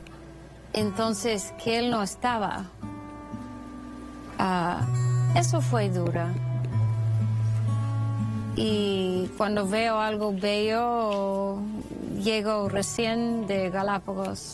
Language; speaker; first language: Spanish; non-native, fluent; English